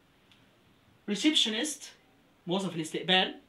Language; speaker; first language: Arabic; native; Arabic